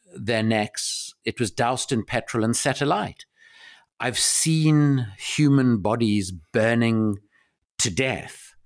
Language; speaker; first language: English; native; English